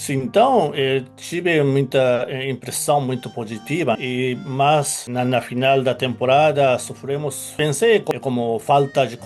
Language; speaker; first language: Portuguese; non-native, fluent; Japanese